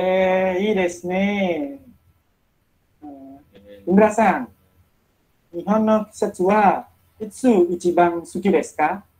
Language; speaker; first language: Japanese; non-native, learner; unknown